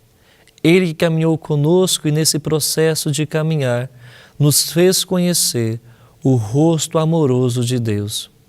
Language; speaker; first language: Portuguese; native; Portuguese